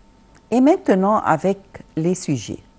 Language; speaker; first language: French; non-native, fluent; Arabic